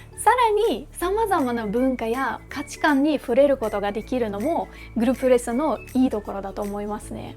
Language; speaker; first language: Japanese; non-native, fluent; Russian